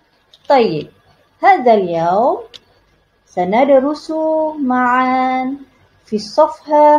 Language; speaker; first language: Arabic; non-native, learner; Malay